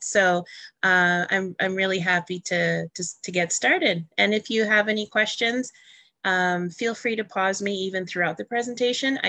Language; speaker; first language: English; native; English